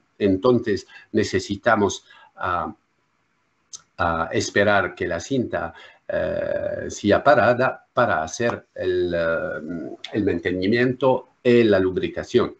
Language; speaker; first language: Spanish; non-native, learner; French